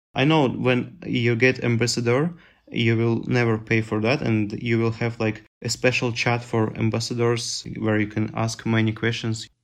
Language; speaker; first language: English; non-native, fluent; Russian